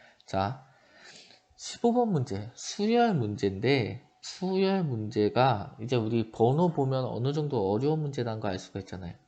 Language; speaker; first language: Korean; native; Korean